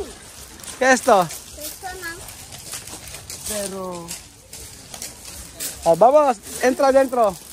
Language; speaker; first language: Spanish; non-native, learner; Filipino